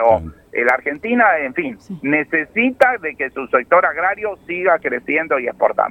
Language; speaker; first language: Spanish; native; Spanish